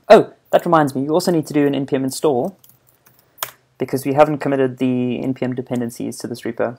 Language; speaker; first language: English; native; English